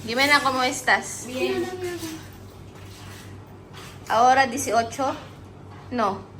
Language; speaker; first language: Spanish; non-native, learner; Filipino